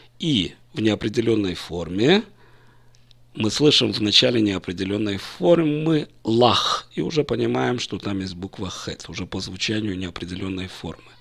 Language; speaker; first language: Russian; native; Russian